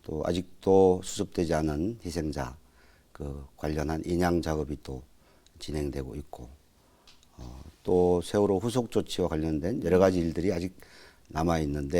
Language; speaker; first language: Korean; native; Korean